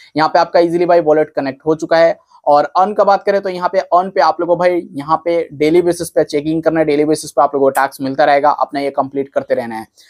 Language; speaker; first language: Hindi; native; Hindi